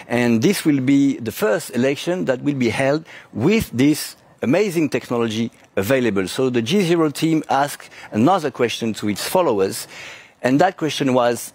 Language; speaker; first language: English; non-native, fluent; French